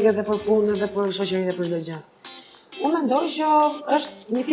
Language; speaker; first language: Albanian; native; Albanian